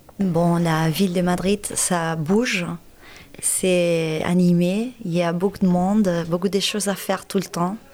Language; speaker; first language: French; non-native, fluent; Spanish